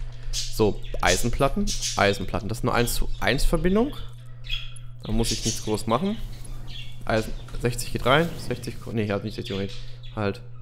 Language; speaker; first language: German; native; German